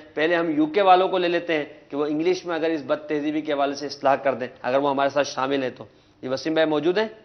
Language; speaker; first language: Urdu; native; Urdu